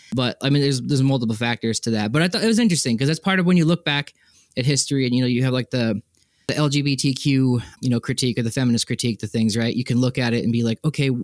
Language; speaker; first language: English; native; English